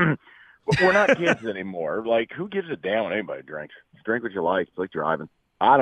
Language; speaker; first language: English; native; English